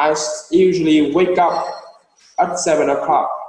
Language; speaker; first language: English; non-native, learner; Vietnamese